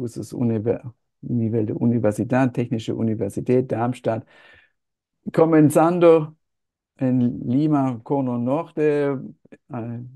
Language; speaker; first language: Spanish; non-native, fluent; German